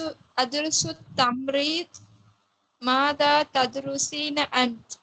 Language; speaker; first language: Arabic; non-native, learner; Tamil